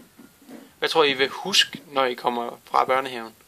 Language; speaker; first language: Danish; native; Danish